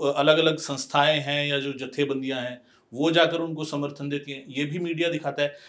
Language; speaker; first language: Hindi; non-native, local second language; Punjabi